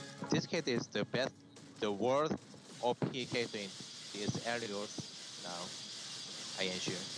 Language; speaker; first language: English; non-native, learner; Korean